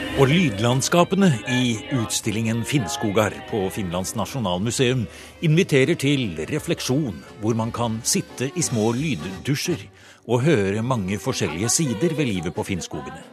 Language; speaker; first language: Norwegian; native; Norwegian